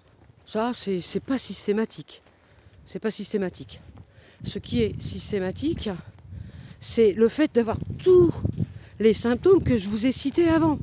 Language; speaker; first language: French; native; French